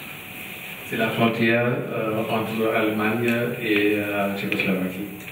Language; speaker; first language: French; non-native, learner; German